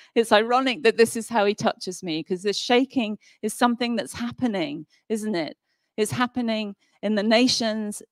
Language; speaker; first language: English; native; English